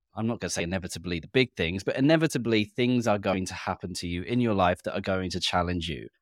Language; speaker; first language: English; native; English